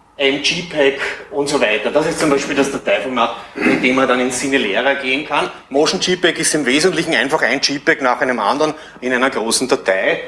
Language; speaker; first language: German; native; German